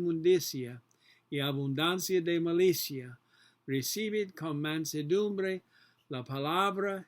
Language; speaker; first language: Spanish; non-native, learner; English